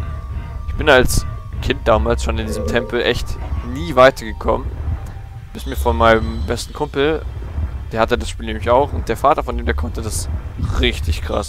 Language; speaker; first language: German; native; German